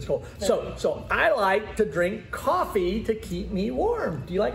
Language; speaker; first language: English; native; English